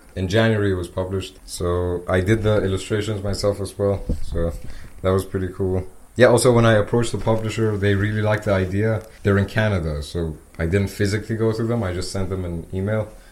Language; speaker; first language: English; non-native, fluent; Persian